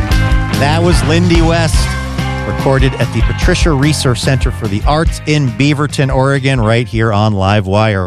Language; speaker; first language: English; native; English